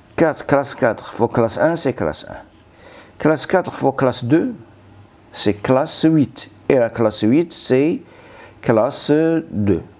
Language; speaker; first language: French; non-native, local second language; Arabic